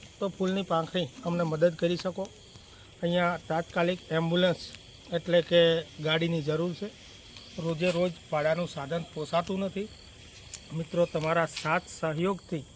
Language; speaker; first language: Gujarati; native; Gujarati